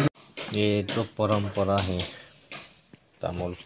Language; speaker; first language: Hindi; non-native, local second language; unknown